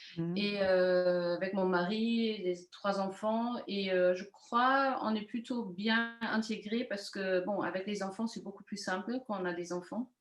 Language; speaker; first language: French; non-native, fluent; German